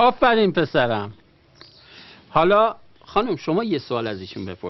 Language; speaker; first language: Persian; native; Persian